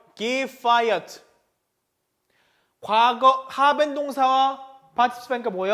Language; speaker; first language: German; non-native, fluent; Korean